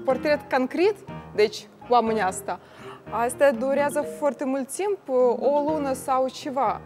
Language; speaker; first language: Romanian; non-native, learner; Russian